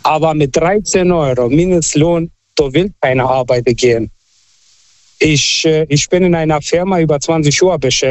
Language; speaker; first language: German; non-native, fluent; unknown